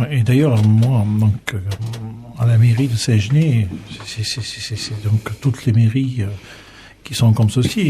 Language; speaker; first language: French; native; French